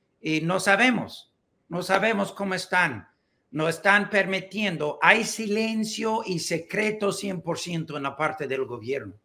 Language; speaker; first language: Spanish; non-native, learner; English